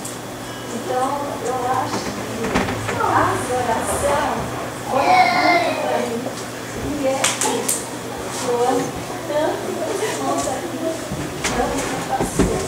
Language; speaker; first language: Portuguese; non-native, fluent; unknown